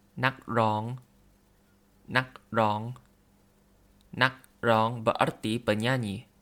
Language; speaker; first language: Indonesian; non-native, learner; Thai